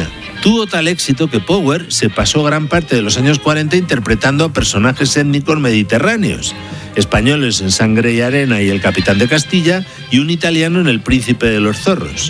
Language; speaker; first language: Spanish; native; Spanish